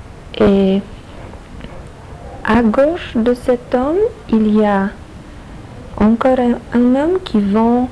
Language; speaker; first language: French; non-native, learner; Polish